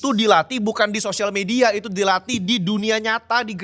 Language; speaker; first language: Indonesian; native; Indonesian